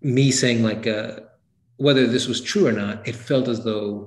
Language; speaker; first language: English; native; English